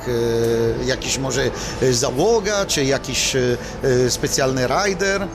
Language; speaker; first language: Polish; non-native, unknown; Italian